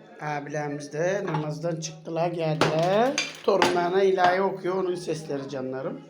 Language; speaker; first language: Turkish; native; Turkish